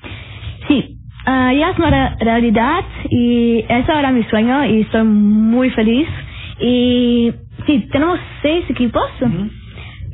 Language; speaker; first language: Spanish; early bilingual, heritage; Spanish